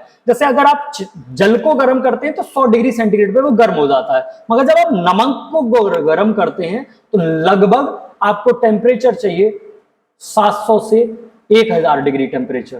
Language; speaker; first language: Hindi; native; Hindi